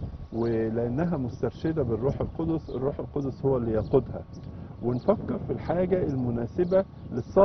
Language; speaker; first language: Arabic; native; Arabic